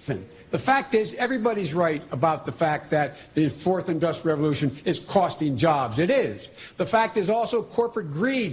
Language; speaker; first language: English; native; English